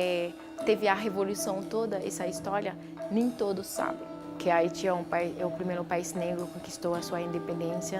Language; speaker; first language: Portuguese; non-native, fluent; Haitian Creole